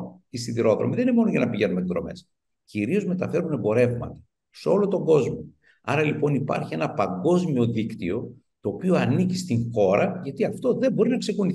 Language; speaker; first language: Greek; native; Greek